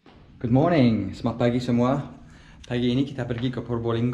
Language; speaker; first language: Indonesian; non-native, learner; English